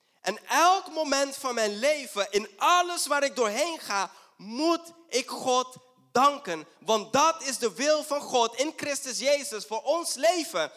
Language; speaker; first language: Dutch; non-native, fluent; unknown